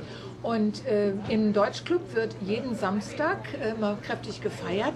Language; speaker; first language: German; native; German